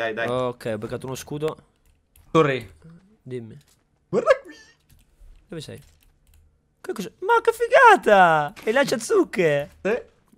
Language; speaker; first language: Italian; native; Italian